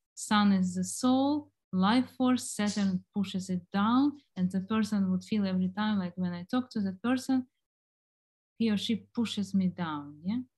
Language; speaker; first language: English; non-native, fluent; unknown